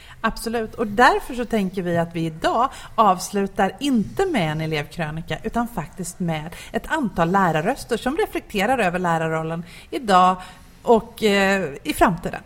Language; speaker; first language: Swedish; native; Swedish